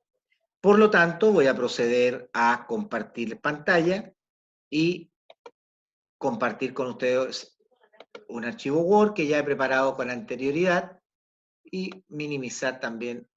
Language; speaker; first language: Spanish; native; Spanish